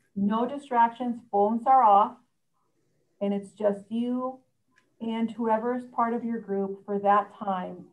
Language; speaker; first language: English; non-native, fluent; Spanish